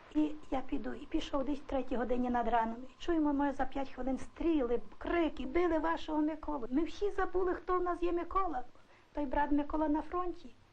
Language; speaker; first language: Ukrainian; native; Ukrainian